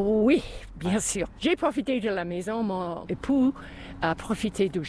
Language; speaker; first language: French; non-native, local second language; English